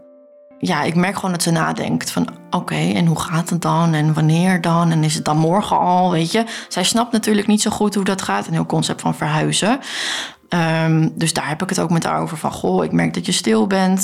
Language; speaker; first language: Dutch; native; Dutch